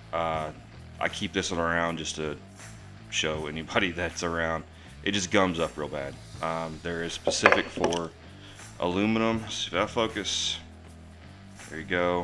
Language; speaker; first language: English; native; English